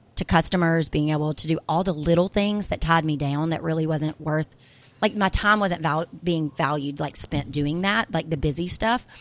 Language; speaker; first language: English; native; English